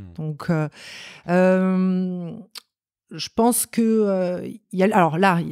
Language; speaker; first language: French; native; French